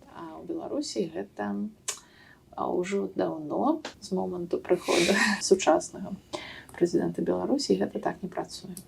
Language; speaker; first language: Belarusian; non-native, local second language; Russian